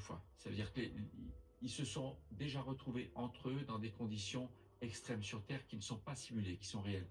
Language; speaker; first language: French; native; French